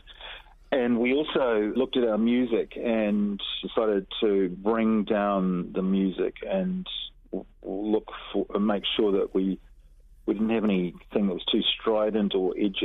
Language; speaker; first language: English; native; English